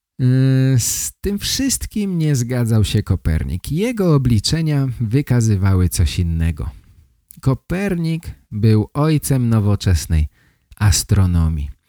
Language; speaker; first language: Polish; native; Polish